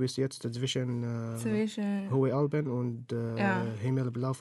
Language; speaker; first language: German; non-native, learner; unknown